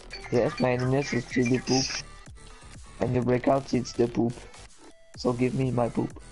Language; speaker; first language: English; non-native, learner; French